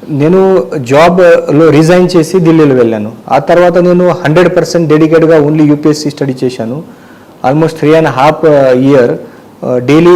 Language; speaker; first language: Telugu; non-native, learner; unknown